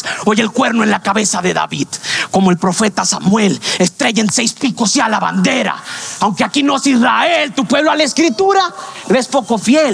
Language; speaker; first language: Spanish; native; Spanish